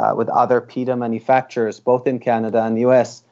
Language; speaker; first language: English; early bilingual, other home language; Hebrew